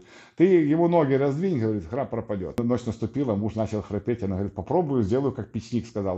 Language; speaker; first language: Russian; native; Russian